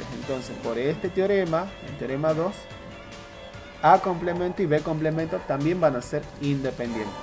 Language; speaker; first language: Spanish; native; Spanish